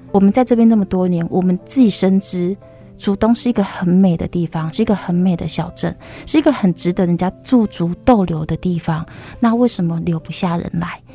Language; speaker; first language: Chinese; native; Chinese